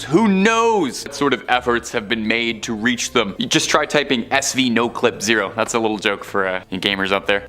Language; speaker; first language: English; native; English